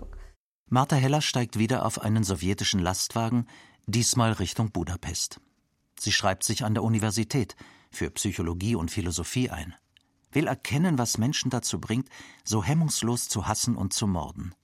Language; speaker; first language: German; native; German